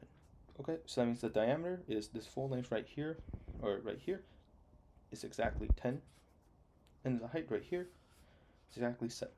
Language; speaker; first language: English; native; English